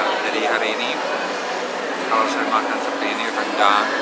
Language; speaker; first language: Indonesian; non-native, fluent; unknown